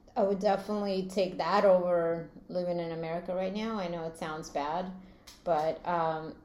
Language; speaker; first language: English; early bilingual, other home language; Latvian